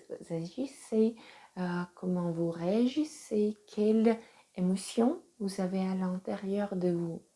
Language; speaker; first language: French; non-native, fluent; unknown